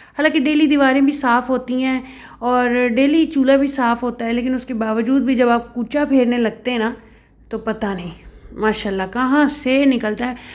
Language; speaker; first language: Urdu; non-native, local second language; Punjabi